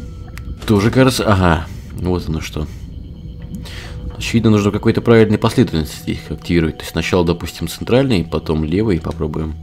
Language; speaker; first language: Russian; native; Russian